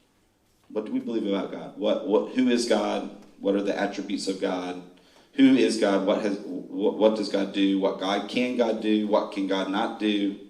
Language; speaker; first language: English; native; English